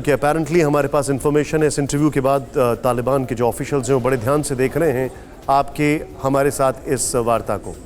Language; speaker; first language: Hindi; native; Hindi